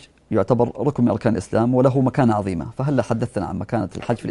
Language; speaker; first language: Arabic; native; Arabic